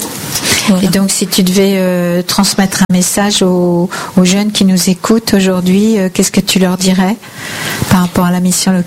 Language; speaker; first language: French; native; French